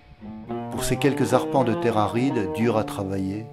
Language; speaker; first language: French; native; French